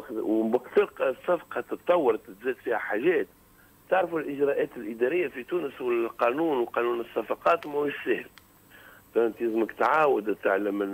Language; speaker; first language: Arabic; native; Arabic